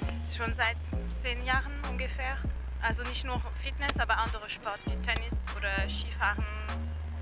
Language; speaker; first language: German; non-native, fluent; French